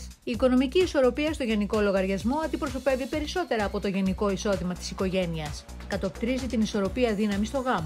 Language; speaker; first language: Greek; native; Greek